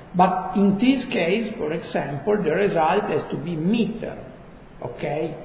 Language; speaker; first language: English; non-native, fluent; Italian